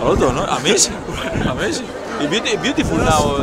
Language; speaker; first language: English; non-native, learner; Spanish